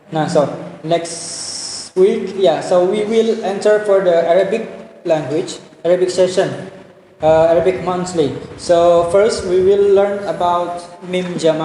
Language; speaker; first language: English; non-native, learner; Indonesian